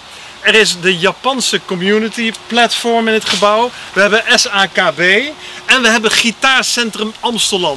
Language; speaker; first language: Dutch; native; Dutch